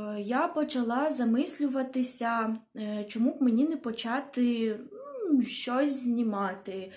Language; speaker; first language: Ukrainian; non-native, local second language; Russian